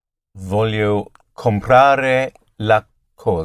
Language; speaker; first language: Italian; non-native, learner; English